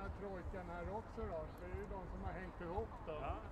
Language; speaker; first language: Swedish; native; Swedish